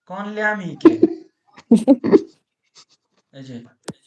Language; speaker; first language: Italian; non-native, learner; Bangla